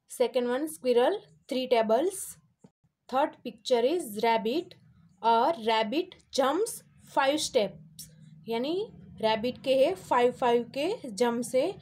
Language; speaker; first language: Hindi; non-native, local second language; Gujarati